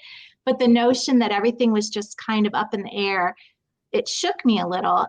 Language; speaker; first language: English; native; English